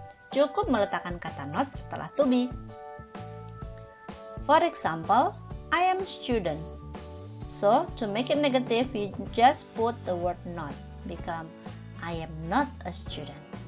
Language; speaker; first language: English; non-native, fluent; Indonesian